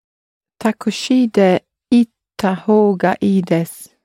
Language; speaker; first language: Japanese; non-native, learner; English